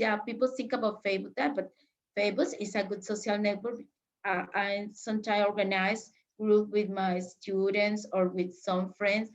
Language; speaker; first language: English; non-native, fluent; Spanish